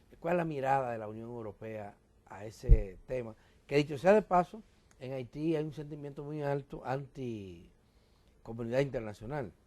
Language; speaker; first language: Spanish; native; Spanish